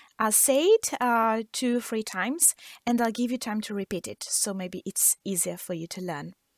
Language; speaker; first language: English; non-native, fluent; Italian